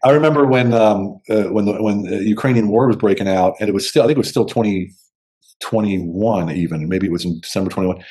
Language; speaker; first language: English; native; English